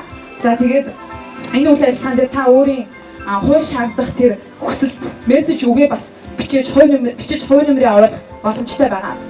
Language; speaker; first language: Mongolian; native; Mongolian